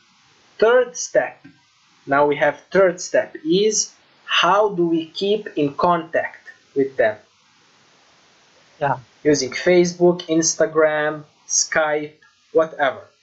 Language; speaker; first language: English; non-native, fluent; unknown